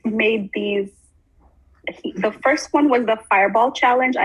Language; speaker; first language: English; non-native, local second language; Filipino